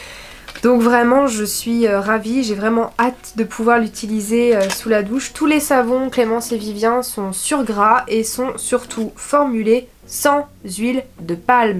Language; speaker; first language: French; native; French